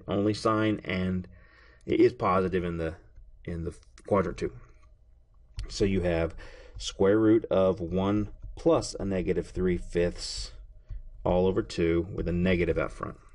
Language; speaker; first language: English; native; English